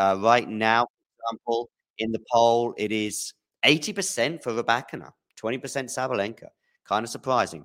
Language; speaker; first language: English; native; English